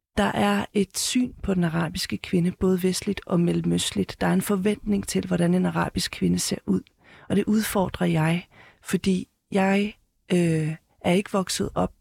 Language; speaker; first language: Danish; early bilingual, heritage; Danish